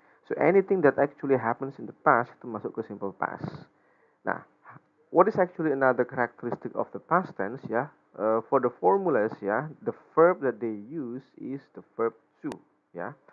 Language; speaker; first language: English; non-native, fluent; Indonesian